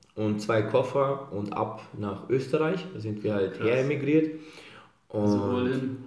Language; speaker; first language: German; early bilingual, other home language; Serbian